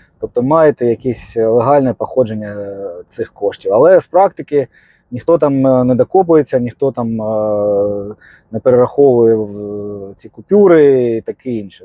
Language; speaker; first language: Ukrainian; non-native, local second language; Russian